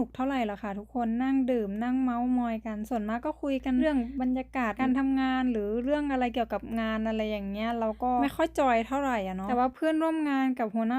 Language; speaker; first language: Thai; native; Thai